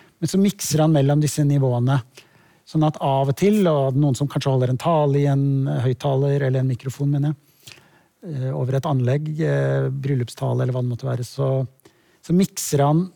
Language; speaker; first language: Norwegian; native; Norwegian